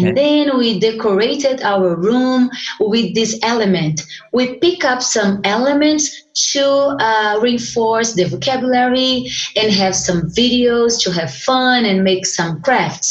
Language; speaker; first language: English; non-native, fluent; Portuguese